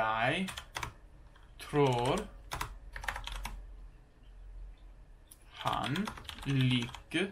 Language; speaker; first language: Norwegian; non-native, learner; English